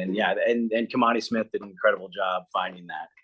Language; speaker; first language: English; native; English